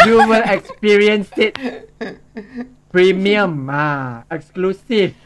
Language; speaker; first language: English; non-native, local second language; Malay